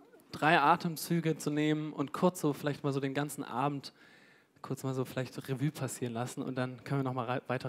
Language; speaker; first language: German; native; German